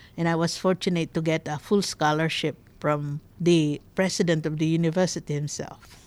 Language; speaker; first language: English; non-native, local second language; Bikol